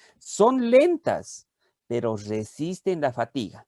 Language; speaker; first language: Spanish; native; Spanish